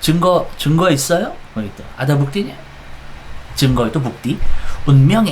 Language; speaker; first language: Indonesian; non-native, fluent; Korean